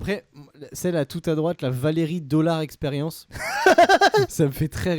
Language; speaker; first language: French; native; French